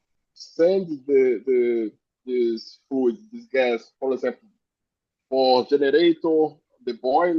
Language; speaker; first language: English; non-native, learner; Portuguese